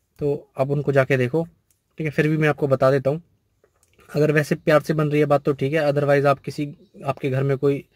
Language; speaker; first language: Hindi; native; Hindi